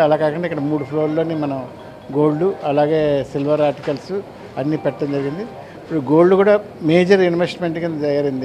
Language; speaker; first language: Telugu; native; Telugu